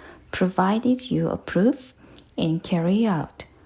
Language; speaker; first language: English; non-native, fluent; Korean